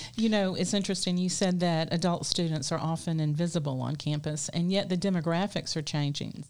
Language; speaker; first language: English; native; English